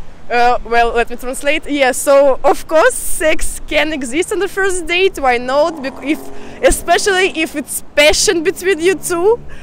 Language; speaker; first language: English; non-native, fluent; Russian